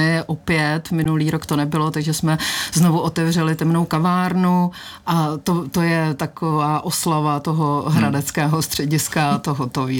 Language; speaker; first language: Czech; native; Czech